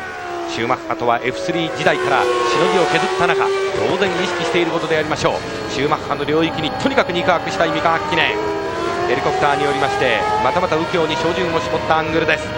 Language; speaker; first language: Japanese; native; Japanese